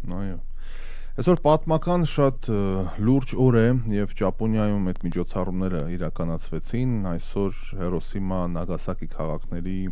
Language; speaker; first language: Armenian; native; Armenian